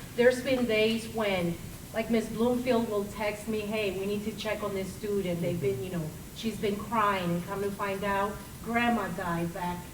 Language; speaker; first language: English; early bilingual, other home language; Spanish